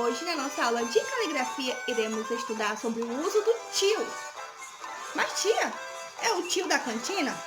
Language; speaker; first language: Portuguese; native; Portuguese